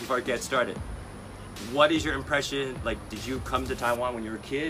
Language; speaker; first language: English; early bilingual, other home language; Chinese